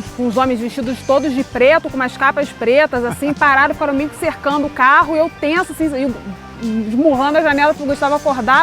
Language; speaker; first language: Portuguese; native; Portuguese